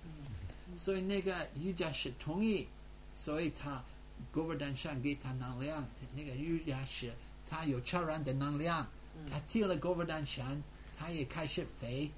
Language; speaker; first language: Chinese; non-native, fluent; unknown